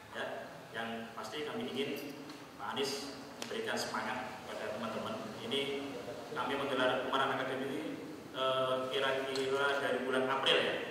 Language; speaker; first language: Indonesian; native; Indonesian